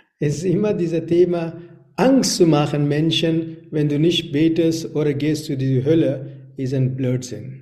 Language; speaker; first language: German; non-native, learner; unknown